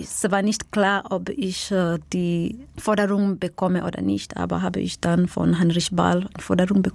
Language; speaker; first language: German; non-native, learner; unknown